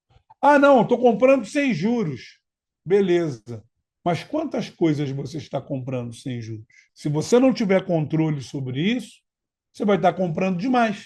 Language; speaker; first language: Portuguese; native; Portuguese